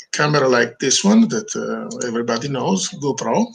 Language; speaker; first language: English; non-native, learner; Italian